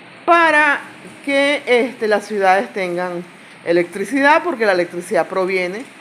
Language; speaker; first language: Spanish; native; Spanish